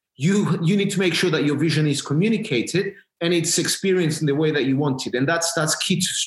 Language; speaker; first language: English; non-native, fluent; Greek